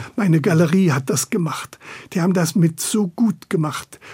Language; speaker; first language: German; native; German